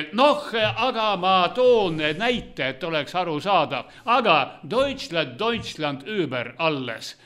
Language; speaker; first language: Estonian; non-native, local second language; Russian